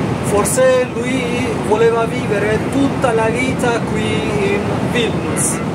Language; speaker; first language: Italian; non-native, learner; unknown